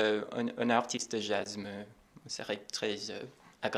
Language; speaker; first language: French; non-native, fluent; English